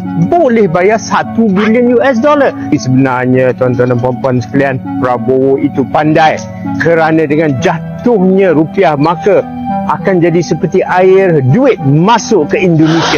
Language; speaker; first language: Malay; native; Malay